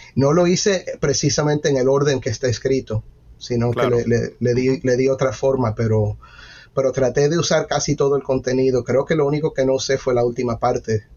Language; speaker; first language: Spanish; early bilingual, heritage; Spanish